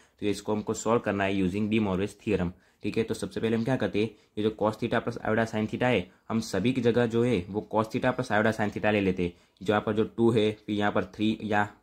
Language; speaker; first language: Hindi; non-native, local second language; Gujarati